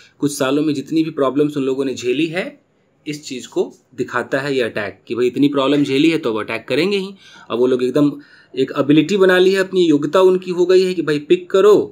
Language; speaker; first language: Hindi; native; Hindi